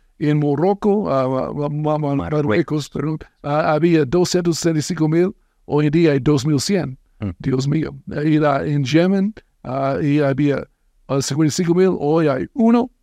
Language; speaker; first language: Spanish; non-native, fluent; English